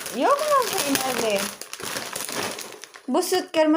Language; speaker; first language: Turkish; non-native, learner; Filipino